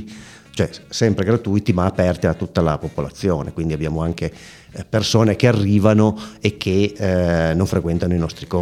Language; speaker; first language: Italian; native; Italian